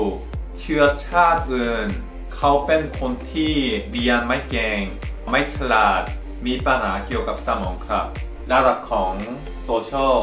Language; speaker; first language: Thai; non-native, fluent; Korean